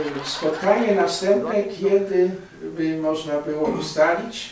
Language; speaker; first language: Polish; early bilingual, heritage; Polish